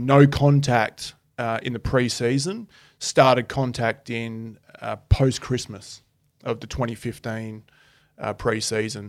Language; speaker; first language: English; native; English